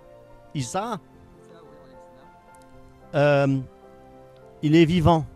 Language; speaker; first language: French; native; French